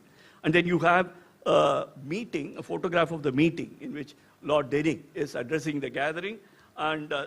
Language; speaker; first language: English; non-native, local second language; Tamil